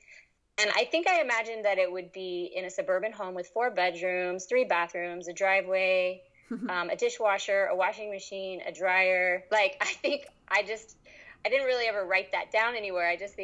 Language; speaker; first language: English; native; English